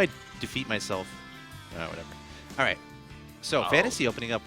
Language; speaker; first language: English; native; English